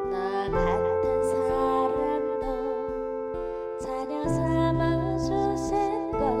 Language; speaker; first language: Korean; non-native, local second language; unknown